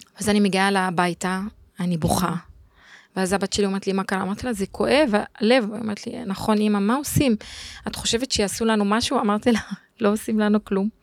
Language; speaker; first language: Hebrew; non-native, local second language; Arabic